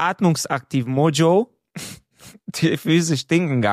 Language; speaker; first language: German; non-native, fluent; Romanian